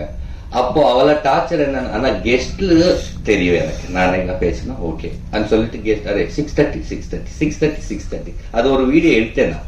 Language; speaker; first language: Tamil; non-native, learner; Telugu